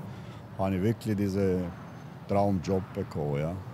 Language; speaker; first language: German; non-native, learner; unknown